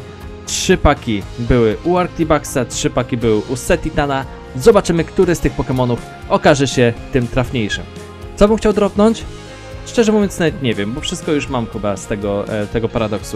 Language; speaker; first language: Polish; native; Polish